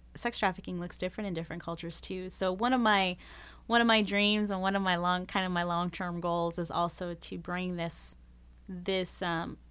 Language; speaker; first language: English; early bilingual, other home language; Spanish